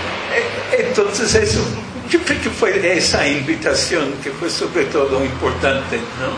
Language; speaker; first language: Spanish; non-native, fluent; English